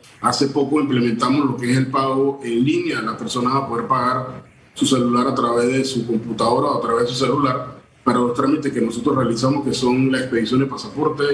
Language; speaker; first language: Spanish; native; Spanish